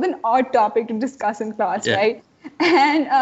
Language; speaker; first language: English; non-native, local second language; Urdu